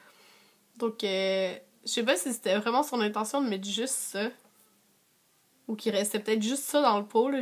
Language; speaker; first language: French; native; French